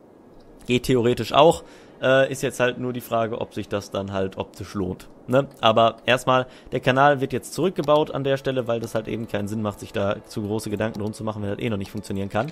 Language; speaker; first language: German; native; German